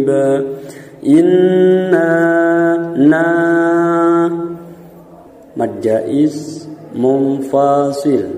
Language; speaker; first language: Arabic; non-native, fluent; Indonesian